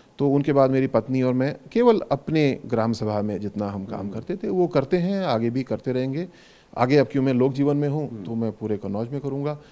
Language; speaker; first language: Hindi; native; Hindi